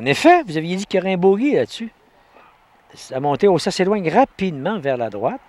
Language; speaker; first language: French; native; French